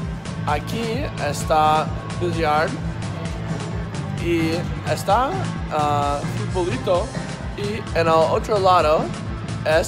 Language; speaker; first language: Spanish; non-native, learner; English